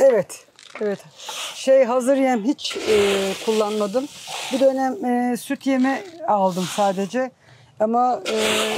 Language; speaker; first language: Turkish; native; Turkish